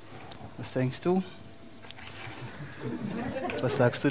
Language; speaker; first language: German; non-native, fluent; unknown